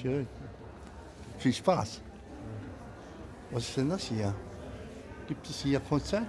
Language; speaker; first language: German; non-native, fluent; Turkish